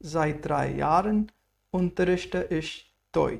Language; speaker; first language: German; non-native, fluent; English